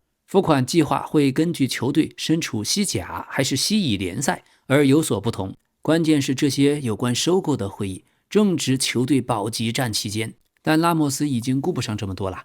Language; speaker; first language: Chinese; native; Chinese